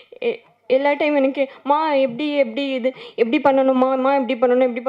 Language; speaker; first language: Tamil; non-native, learner; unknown